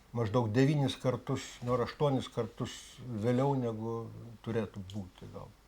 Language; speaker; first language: Lithuanian; native; Lithuanian